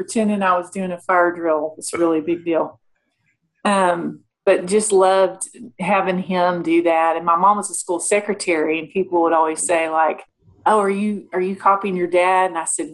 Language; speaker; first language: English; native; English